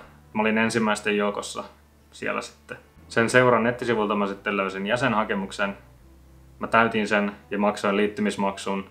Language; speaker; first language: Finnish; native; Finnish